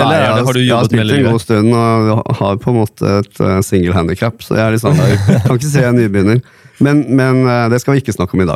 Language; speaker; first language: Norwegian; native; Norwegian